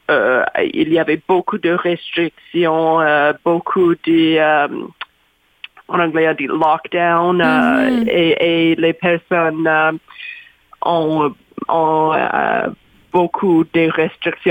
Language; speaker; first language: French; non-native, learner; English